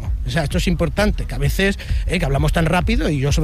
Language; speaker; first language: Spanish; native; Spanish